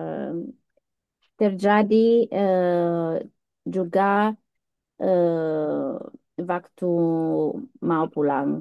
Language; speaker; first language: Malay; non-native, learner; German